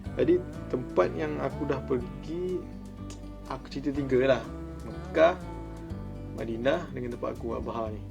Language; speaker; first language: Malay; native; Malay